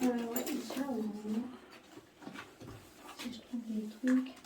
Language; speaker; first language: French; native; French